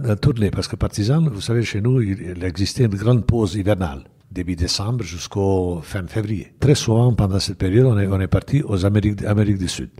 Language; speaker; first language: French; non-native, fluent; Bosnian